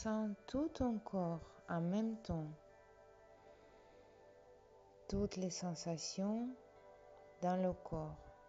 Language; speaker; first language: French; non-native, fluent; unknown